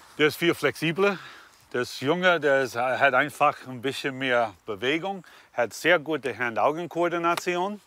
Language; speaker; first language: German; native; German